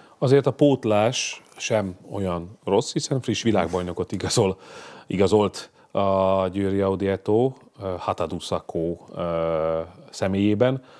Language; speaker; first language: Hungarian; native; Hungarian